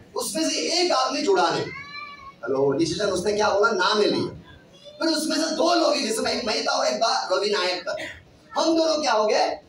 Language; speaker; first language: Hindi; non-native, local second language; Kannada